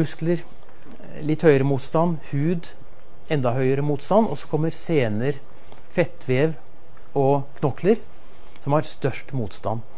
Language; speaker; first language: Norwegian; native; Norwegian